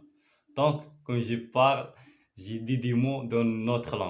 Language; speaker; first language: French; non-native, learner; Arabic